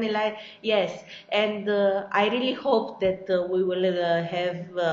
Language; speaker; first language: English; non-native, fluent; Romanian